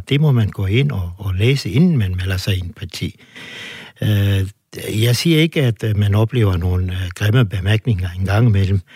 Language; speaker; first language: Danish; non-native, fluent; Turkish